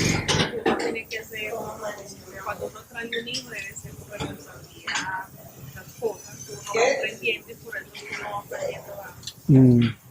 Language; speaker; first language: Spanish; native; Spanish